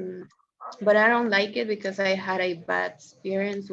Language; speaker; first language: English; non-native, fluent; Spanish